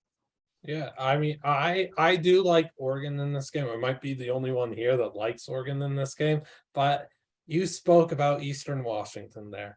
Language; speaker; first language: English; native; English